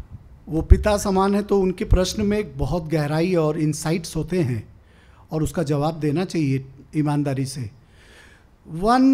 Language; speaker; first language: Hindi; native; Hindi